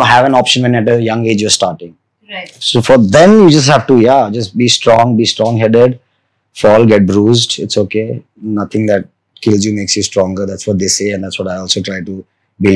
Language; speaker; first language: English; non-native, local second language; Gujarati